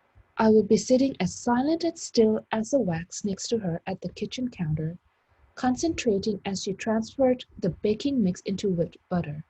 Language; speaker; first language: English; non-native, fluent; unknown